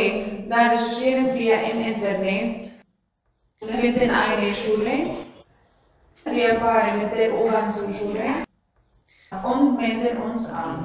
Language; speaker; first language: German; non-native, learner; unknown